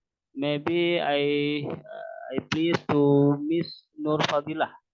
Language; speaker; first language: English; non-native, learner; Indonesian